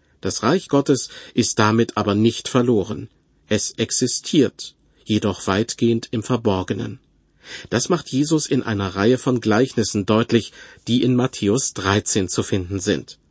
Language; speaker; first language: German; native; German